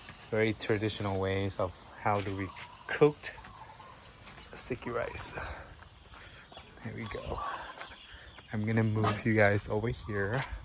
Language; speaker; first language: English; non-native, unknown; Thai